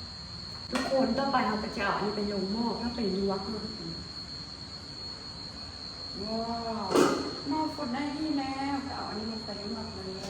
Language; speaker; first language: Thai; non-native, local second language; Lao